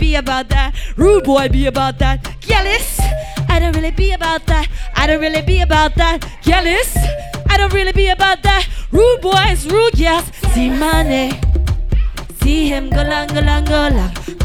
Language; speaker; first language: English; native; English